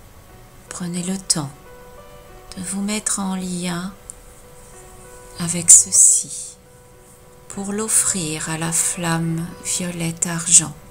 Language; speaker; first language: French; native; French